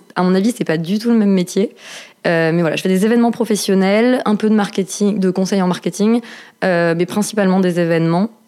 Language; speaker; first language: French; native; French